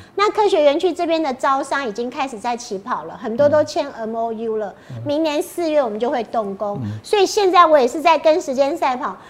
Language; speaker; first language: Chinese; native; Chinese